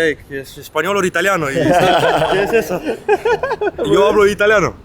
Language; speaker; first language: Spanish; non-native, learner; Romanian